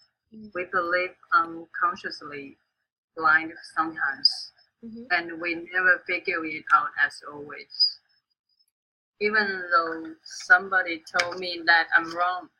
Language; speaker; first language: English; non-native, fluent; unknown